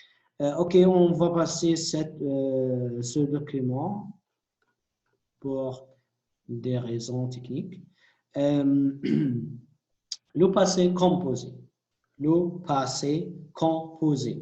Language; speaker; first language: French; non-native, fluent; Arabic